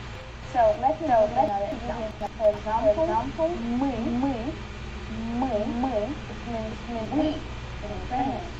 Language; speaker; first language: English; non-native, learner; Ukrainian